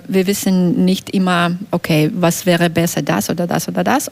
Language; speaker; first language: German; non-native, fluent; Belarusian